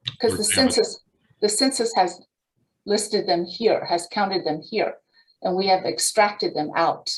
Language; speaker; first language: English; native; English